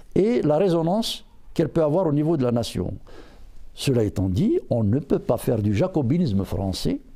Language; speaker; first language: French; non-native, local second language; Berber languages